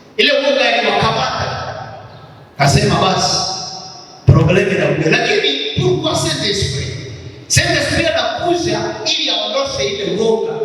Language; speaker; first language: Swahili; native; Swahili